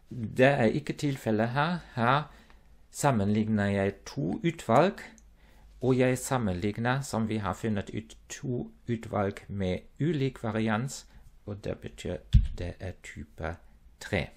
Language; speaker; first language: Norwegian; non-native, fluent; German